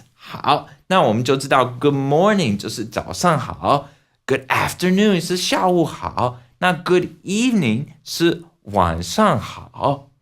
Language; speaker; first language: Chinese; non-native, fluent; English